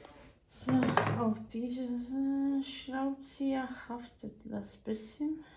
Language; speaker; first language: German; non-native, fluent; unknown